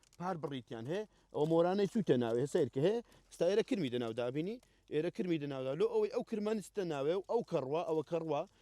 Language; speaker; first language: Central Kurdish; native; Central Kurdish